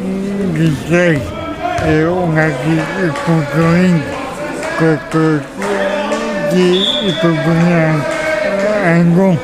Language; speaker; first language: French; early bilingual, other home language; Gujarati